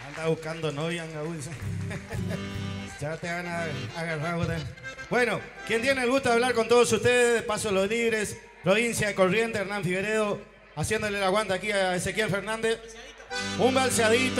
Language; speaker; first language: Spanish; native; Spanish